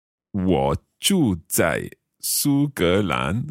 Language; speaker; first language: Chinese; non-native, learner; English